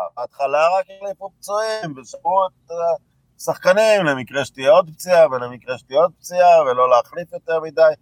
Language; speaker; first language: Hebrew; early bilingual, other home language; Afrikaans